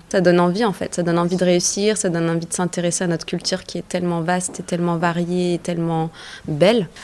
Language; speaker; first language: French; early bilingual, other home language; Arabic